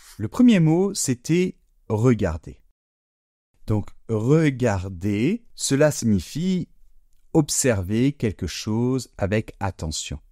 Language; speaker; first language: French; native; French